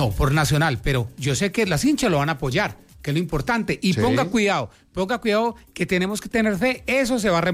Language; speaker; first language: Spanish; native; Spanish